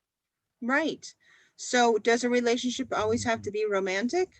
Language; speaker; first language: English; native; English